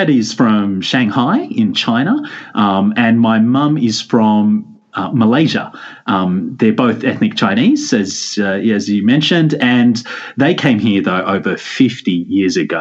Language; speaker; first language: English; native; English